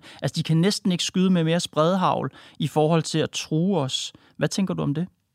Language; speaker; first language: Danish; native; Danish